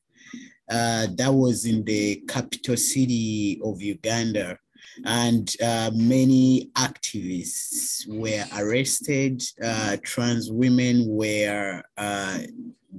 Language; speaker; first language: English; non-native, local second language; Ganda